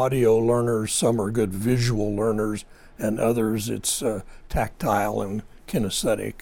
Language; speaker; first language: English; native; English